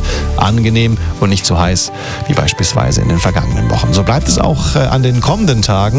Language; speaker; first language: German; native; German